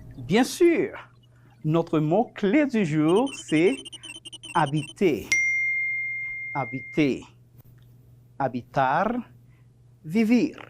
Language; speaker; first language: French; non-native, fluent; Spanish